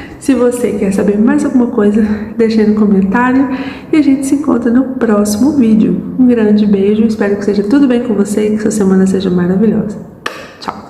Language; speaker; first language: Portuguese; native; Portuguese